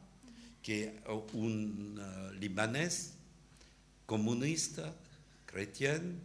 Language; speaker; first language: Spanish; non-native, learner; French